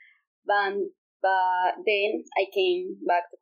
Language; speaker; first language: English; non-native, fluent; Spanish